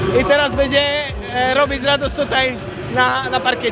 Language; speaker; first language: Polish; non-native, fluent; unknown